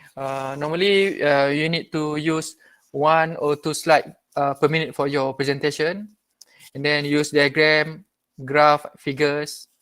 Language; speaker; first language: English; non-native, local second language; Malay